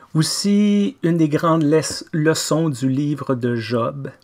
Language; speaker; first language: French; native; French